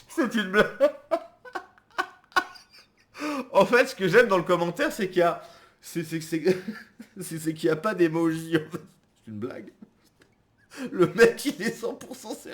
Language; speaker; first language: French; native; French